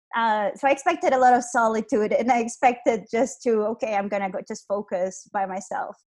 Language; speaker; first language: English; non-native, fluent; Spanish